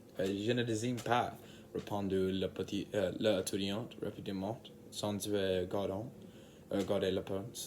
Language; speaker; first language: French; non-native, learner; English